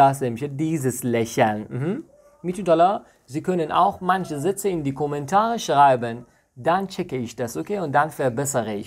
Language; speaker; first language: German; non-native, fluent; Persian